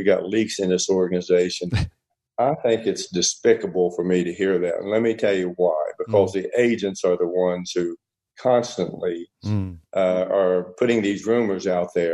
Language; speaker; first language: English; native; English